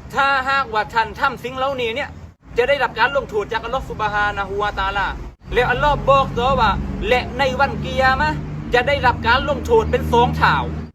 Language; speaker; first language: Thai; non-native, local second language; Malay